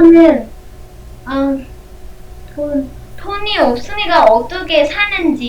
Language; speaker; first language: Korean; non-native, learner; Vietnamese